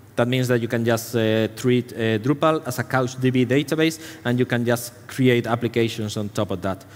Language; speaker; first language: English; non-native, fluent; Spanish